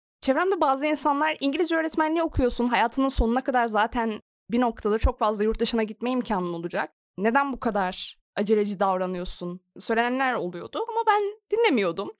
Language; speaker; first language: Turkish; native; Turkish